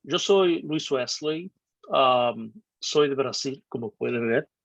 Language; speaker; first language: Spanish; non-native, fluent; Portuguese